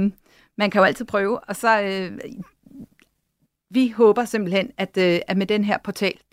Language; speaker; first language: Danish; native; Danish